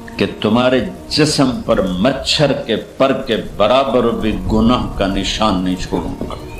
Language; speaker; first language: Urdu; non-native, local second language; Punjabi